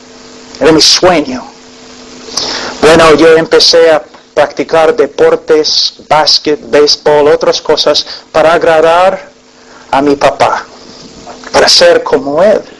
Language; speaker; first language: Spanish; non-native, fluent; English